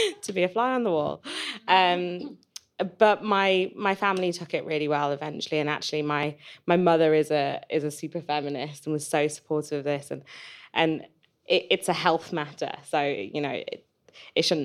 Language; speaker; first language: English; native; English